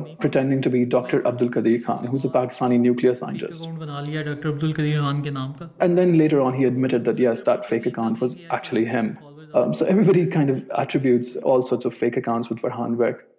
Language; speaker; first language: English; non-native, local second language; Urdu